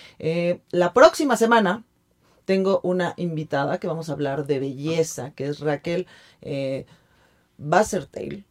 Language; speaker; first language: Spanish; native; Spanish